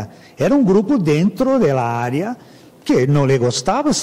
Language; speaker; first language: Spanish; non-native, fluent; Portuguese